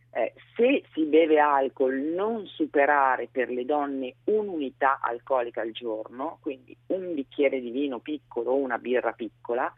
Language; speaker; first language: Italian; native; Italian